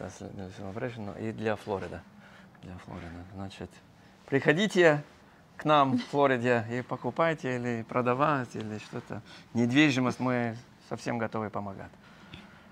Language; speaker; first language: Russian; non-native, learner; English